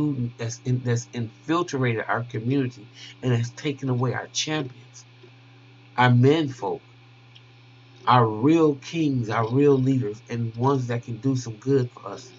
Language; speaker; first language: English; native; English